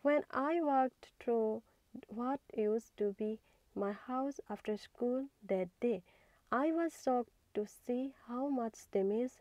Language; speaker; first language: English; non-native, local second language; Assamese